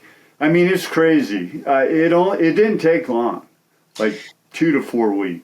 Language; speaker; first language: English; native; English